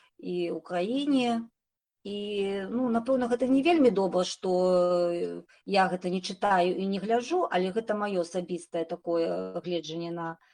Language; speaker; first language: Belarusian; native; Belarusian